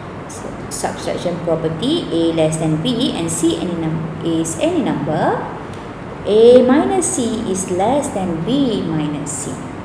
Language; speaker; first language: English; non-native, local second language; Malay